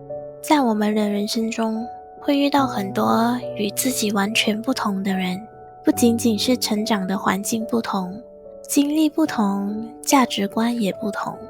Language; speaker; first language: Chinese; native; Chinese